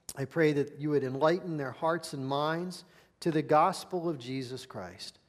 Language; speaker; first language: English; native; English